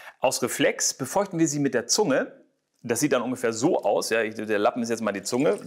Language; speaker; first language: German; native; German